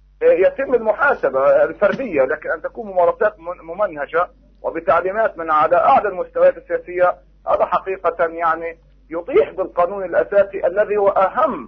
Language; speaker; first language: Arabic; native; Arabic